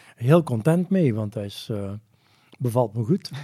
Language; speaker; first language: Dutch; native; Dutch